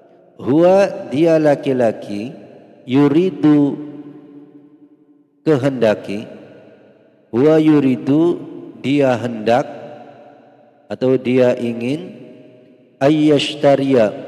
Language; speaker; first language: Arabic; non-native, fluent; Indonesian